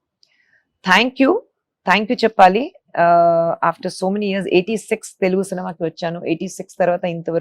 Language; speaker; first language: Telugu; non-native, fluent; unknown